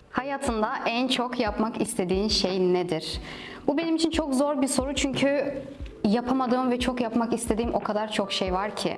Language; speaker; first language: Turkish; non-native, fluent; Russian